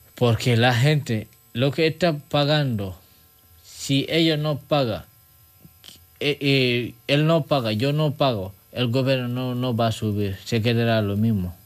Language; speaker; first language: Spanish; non-native, learner; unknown